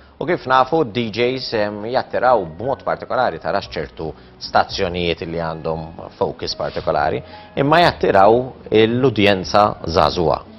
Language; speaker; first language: Maltese; native; Maltese